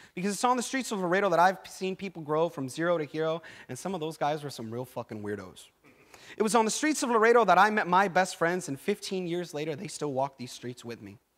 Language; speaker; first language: English; native; English